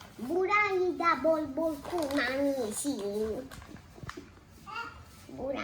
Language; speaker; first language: Turkish; early bilingual, heritage; Turkish